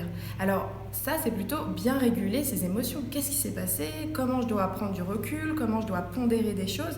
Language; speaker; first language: French; native; French